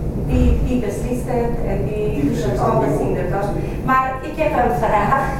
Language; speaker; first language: Dutch; non-native, fluent; Kurdish